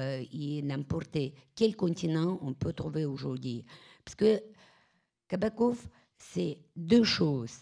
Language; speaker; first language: French; non-native, fluent; Russian